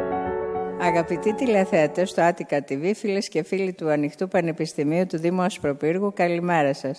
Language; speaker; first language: Greek; native; Greek